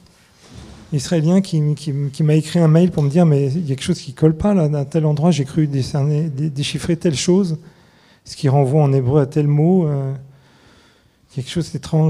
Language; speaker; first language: French; native; French